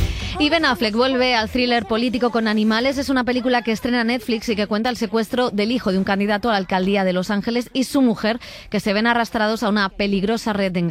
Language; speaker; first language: Spanish; native; Spanish